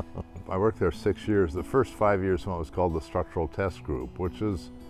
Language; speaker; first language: English; native; English